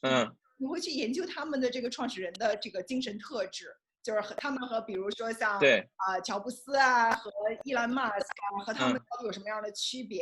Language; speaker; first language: Chinese; native; Chinese